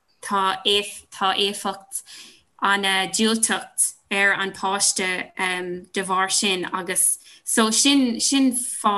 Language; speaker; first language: Irish; non-native, local second language; English